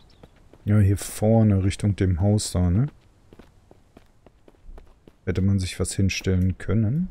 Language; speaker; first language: German; native; German